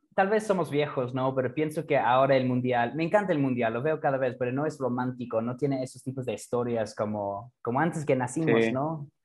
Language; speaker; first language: Spanish; non-native, fluent; English